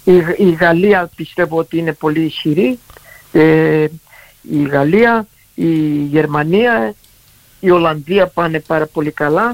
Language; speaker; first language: Greek; early bilingual, heritage; Greek